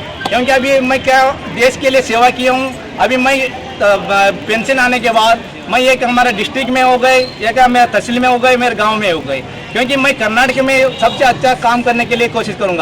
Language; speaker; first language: Hindi; non-native, local second language; Kannada